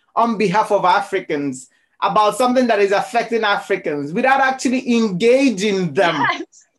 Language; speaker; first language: English; non-native, local second language; Igbo